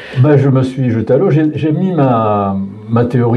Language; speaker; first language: French; native; French